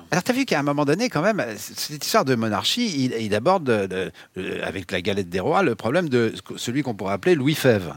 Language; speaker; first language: French; native; French